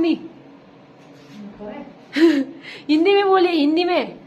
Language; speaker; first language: Hindi; non-native, local second language; Nepali